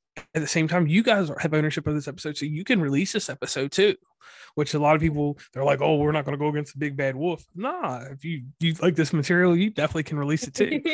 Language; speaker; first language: English; native; English